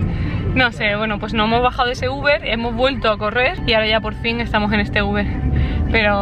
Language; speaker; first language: Spanish; native; Spanish